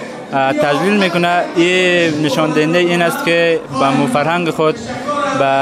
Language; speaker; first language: Persian; native; Persian